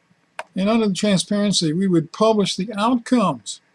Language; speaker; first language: English; native; English